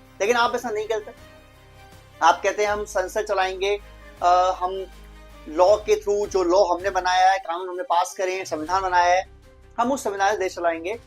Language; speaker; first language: Hindi; native; Hindi